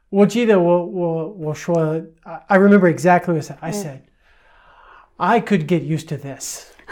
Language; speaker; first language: English; native; English